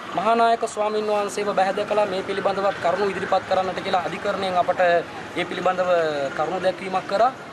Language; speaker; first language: Sinhala; non-native, local second language; Tamil